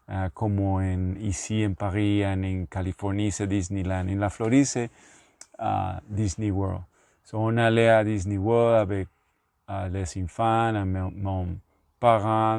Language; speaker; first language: French; non-native, learner; Spanish